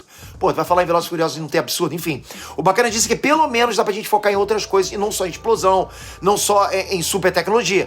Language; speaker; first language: Portuguese; native; Portuguese